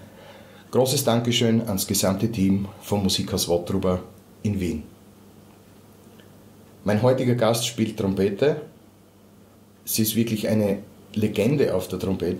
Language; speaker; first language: German; native; German